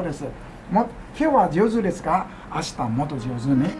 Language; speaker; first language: Japanese; non-native, learner; Chinese